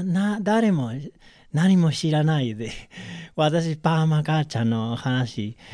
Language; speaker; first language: Japanese; non-native, learner; Spanish